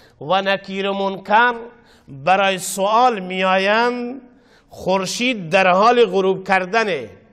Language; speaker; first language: Persian; non-native, local second language; Baluchi